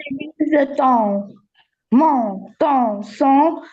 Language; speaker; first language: French; non-native, learner; Arabic